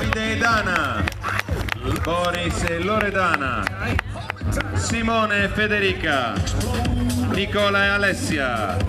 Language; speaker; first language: Italian; native; Italian